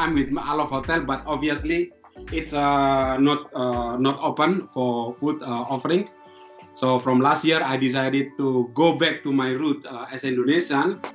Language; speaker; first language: English; non-native, fluent; Indonesian